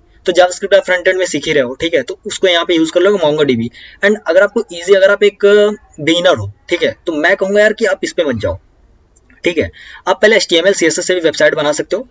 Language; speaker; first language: Hindi; native; Hindi